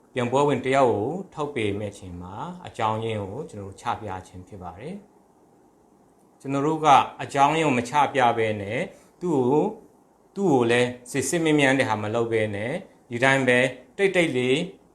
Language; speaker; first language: Burmese; non-native, local second language; Hakha Chin